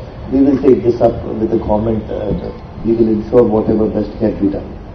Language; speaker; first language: Hindi; native; Hindi